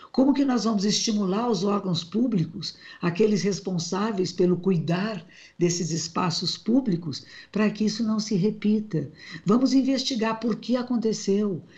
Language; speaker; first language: Portuguese; native; Portuguese